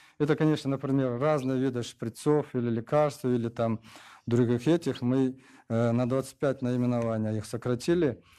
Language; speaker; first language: Russian; non-native, local second language; Kyrgyz